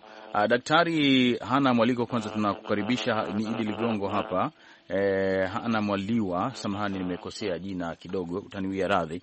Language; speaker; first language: Swahili; native; Swahili